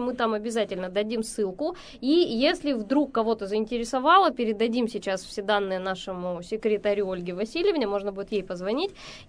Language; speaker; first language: Russian; native; Russian